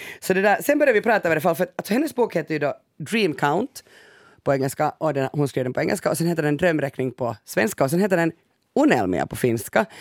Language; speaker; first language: Swedish; native; Swedish